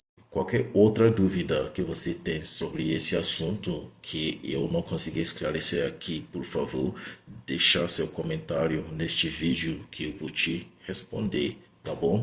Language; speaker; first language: Portuguese; non-native, fluent; Igbo